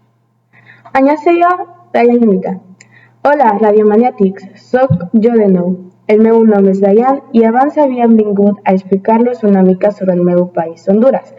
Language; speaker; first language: Catalan; early bilingual, other home language; Spanish